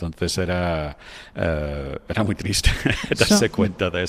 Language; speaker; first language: Spanish; non-native, fluent; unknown